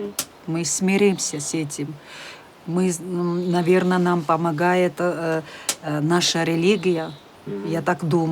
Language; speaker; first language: Russian; non-native, local second language; Chechen